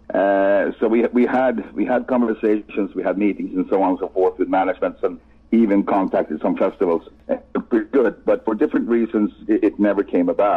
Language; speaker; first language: English; non-native, fluent; Swedish